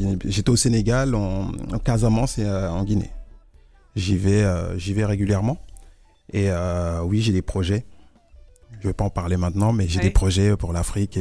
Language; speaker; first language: French; early bilingual, other home language; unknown